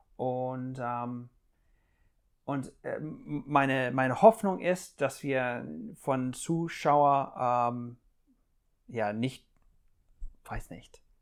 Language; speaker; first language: German; non-native, fluent; English